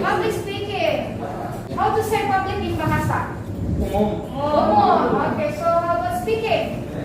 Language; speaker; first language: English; non-native, fluent; Indonesian